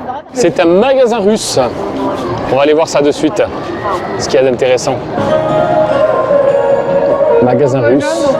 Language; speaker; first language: French; native; French